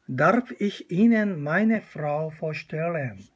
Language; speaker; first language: German; non-native, fluent; Korean